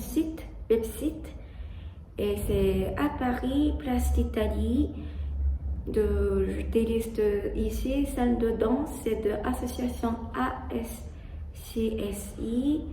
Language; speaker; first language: French; non-native, learner; Japanese